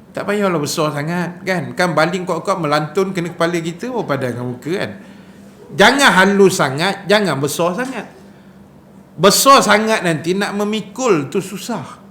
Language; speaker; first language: Malay; native; Malay